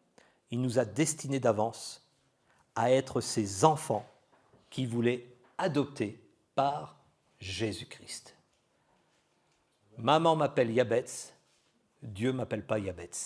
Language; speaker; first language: French; native; French